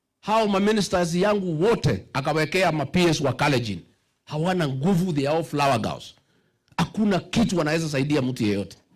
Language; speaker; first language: Swahili; non-native, local second language; Kikuyu